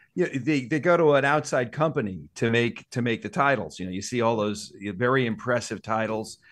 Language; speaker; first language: English; native; English